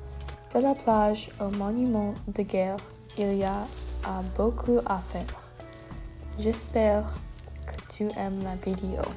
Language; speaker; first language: French; non-native, learner; English